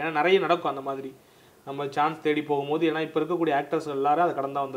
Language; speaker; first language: Tamil; native; Tamil